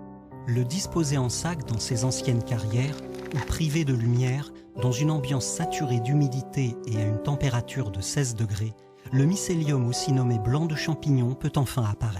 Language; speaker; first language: French; native; French